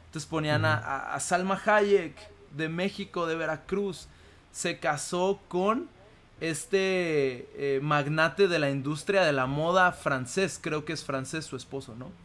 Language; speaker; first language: Spanish; early bilingual, heritage; Spanish